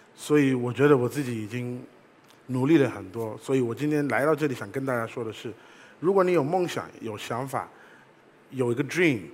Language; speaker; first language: Chinese; non-native, fluent; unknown